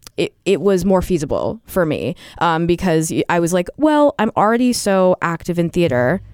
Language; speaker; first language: English; native; English